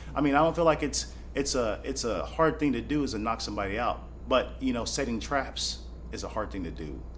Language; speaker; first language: English; native; English